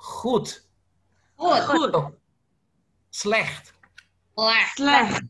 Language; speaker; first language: Dutch; non-native, fluent; Indonesian